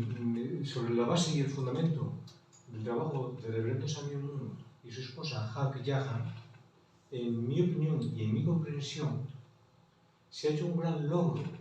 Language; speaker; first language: Spanish; native; Spanish